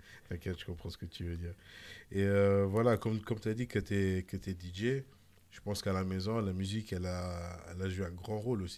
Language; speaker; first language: French; native; French